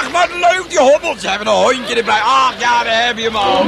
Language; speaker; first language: Dutch; native; Dutch